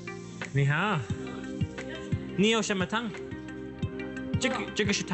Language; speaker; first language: Chinese; non-native, fluent; English